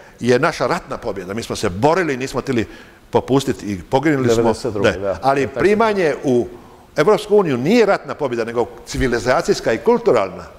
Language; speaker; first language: Croatian; native; Croatian